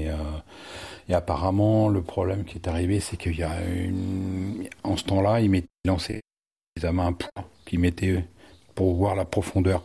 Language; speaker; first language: French; native; French